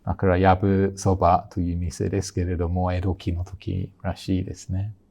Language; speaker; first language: Japanese; non-native, fluent; English